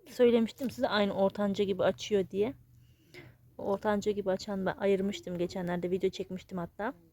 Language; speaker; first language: Turkish; native; Turkish